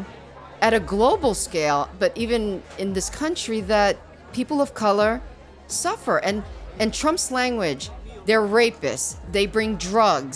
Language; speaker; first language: English; early bilingual, other home language; Spanish